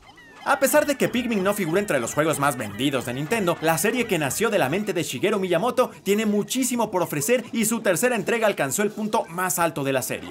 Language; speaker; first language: Spanish; native; Spanish